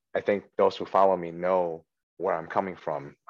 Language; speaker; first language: English; early bilingual, other home language; Chinese